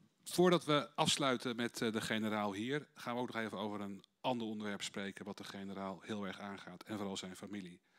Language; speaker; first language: Dutch; native; Dutch